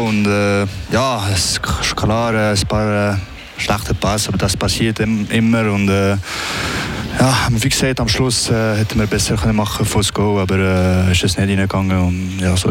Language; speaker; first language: German; non-native, local second language; French